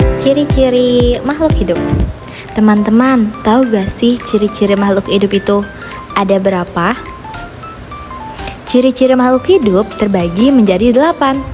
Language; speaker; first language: Indonesian; native; Indonesian